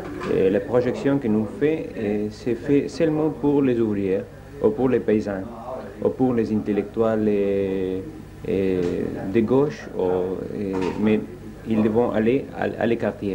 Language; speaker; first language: French; non-native, learner; Spanish